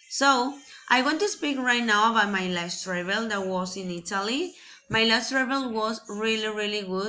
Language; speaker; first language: English; non-native, learner; Spanish